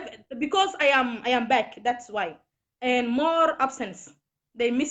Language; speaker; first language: English; non-native, learner; Somali